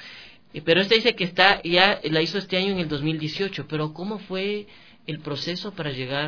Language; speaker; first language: Spanish; native; Spanish